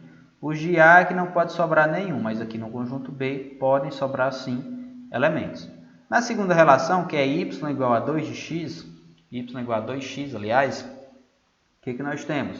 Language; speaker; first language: Portuguese; native; Portuguese